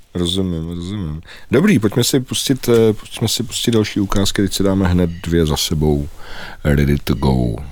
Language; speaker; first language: Czech; native; Czech